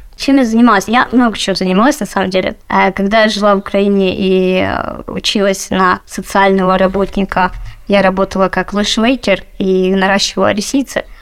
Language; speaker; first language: Russian; native; Russian